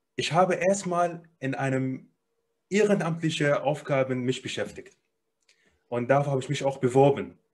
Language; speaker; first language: German; non-native, fluent; Arabic